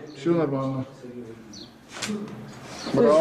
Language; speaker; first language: Russian; non-native, learner; French